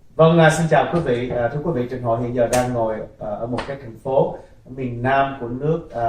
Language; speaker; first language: Vietnamese; early bilingual, other home language; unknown